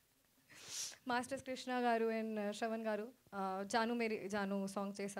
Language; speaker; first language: Telugu; non-native, fluent; Hindi